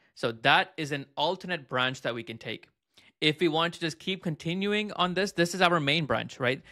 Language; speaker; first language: English; native; English